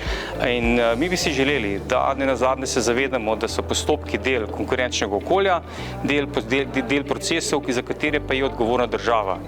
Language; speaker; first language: Slovenian; native; Slovenian